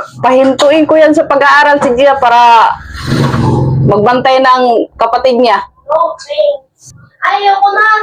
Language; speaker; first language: Filipino; non-native, local second language; Cebuano